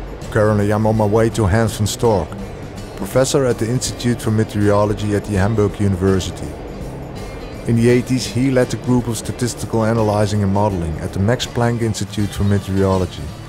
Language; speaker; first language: English; non-native, fluent; Dutch